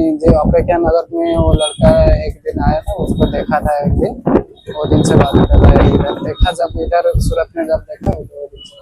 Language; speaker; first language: Hindi; non-native, local second language; Odia